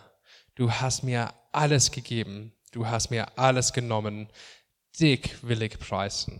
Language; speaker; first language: German; non-native, fluent; English